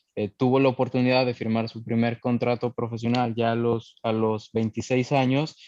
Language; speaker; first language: Spanish; native; Spanish